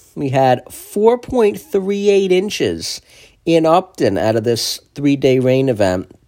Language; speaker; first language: English; native; English